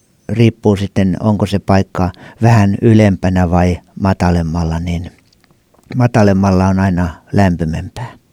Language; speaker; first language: Finnish; native; Finnish